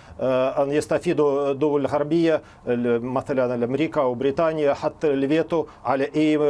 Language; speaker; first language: Arabic; non-native, fluent; Russian